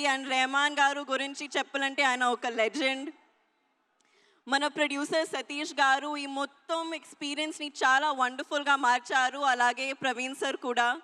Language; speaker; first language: Telugu; non-native, learner; Hindi